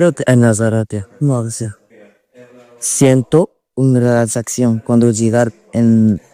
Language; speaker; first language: Spanish; non-native, learner; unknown